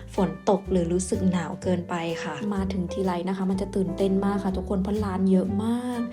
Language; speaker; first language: Thai; early bilingual, other home language; English